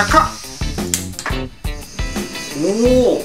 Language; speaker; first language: Japanese; native; Japanese